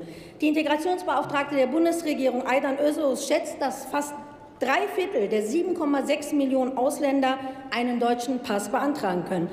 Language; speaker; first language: German; early bilingual, other home language; Turkish